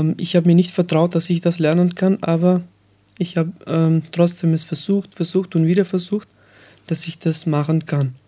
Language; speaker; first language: German; non-native, learner; Persian